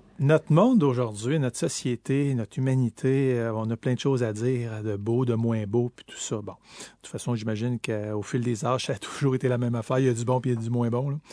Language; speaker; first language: French; native; French